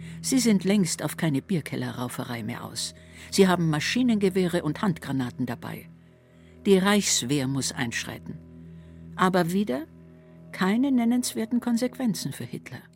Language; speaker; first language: German; native; German